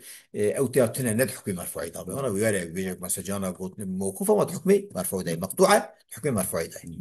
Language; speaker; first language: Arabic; non-native, learner; Kurdish